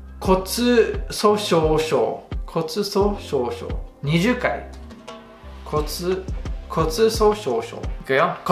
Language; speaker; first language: Japanese; non-native, fluent; English